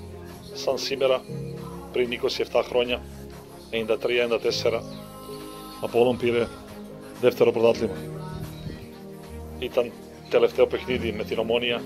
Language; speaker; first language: Greek; non-native, fluent; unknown